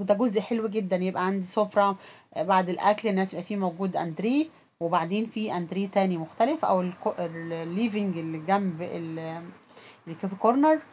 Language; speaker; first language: Arabic; native; Arabic